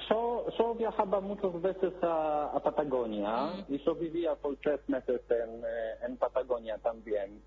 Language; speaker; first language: Spanish; non-native, learner; Polish